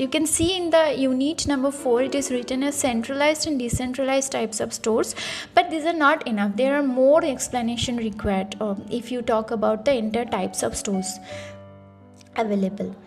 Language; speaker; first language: English; non-native, local second language; Bangla